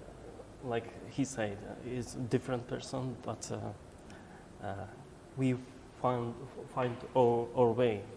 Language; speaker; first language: English; non-native, learner; Albanian